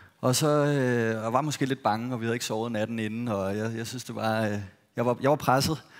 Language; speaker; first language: Danish; native; Danish